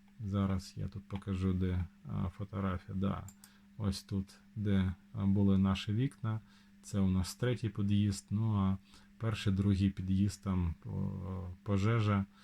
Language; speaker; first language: Ukrainian; non-native, local second language; Russian